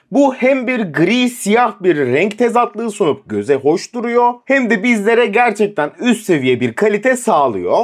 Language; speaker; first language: Turkish; native; Turkish